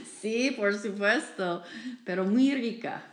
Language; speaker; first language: Spanish; non-native, fluent; English